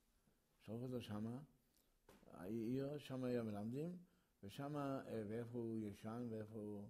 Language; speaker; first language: Hebrew; early bilingual, other home language; Yiddish